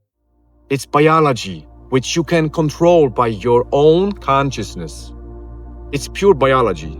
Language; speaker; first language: English; non-native, fluent; Polish